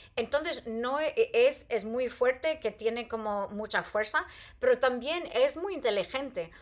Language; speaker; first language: Spanish; non-native, fluent; English